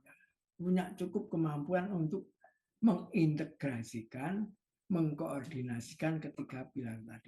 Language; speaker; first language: Indonesian; native; Indonesian